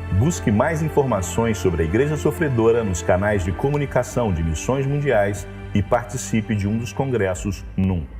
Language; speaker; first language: Portuguese; native; Portuguese